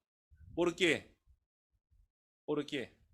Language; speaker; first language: Spanish; non-native, fluent; Korean